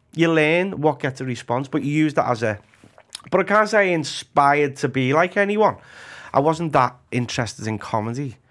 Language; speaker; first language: English; native; English